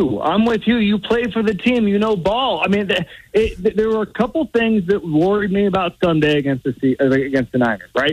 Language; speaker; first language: English; native; English